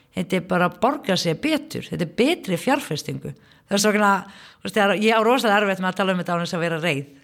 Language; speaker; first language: Icelandic; non-native, fluent; Arabic